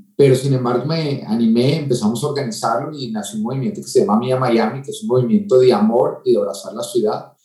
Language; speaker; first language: Spanish; native; Spanish